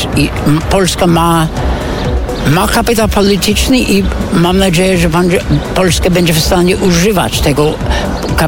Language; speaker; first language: Polish; non-native, fluent; English